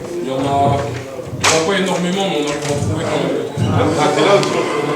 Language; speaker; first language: French; native; French